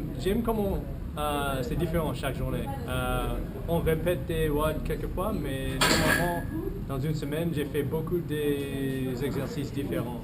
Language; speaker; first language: French; non-native, learner; English